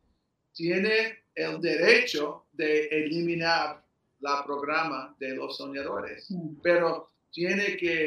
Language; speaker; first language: Spanish; early bilingual, heritage; English